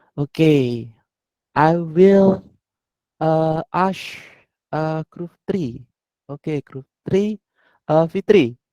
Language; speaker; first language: English; non-native, learner; Indonesian